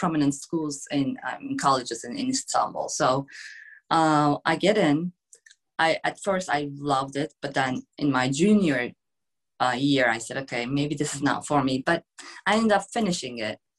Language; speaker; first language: English; non-native, fluent; Turkish